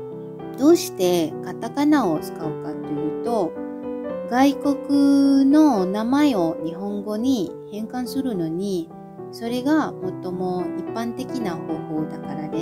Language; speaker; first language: Japanese; non-native, fluent; Malay